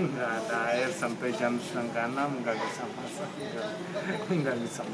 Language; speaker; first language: Indonesian; non-native, learner; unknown